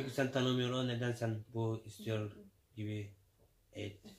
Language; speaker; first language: Turkish; non-native, learner; English